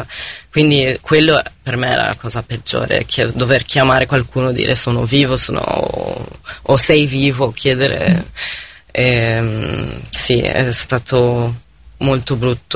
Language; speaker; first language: Italian; non-native, fluent; Arabic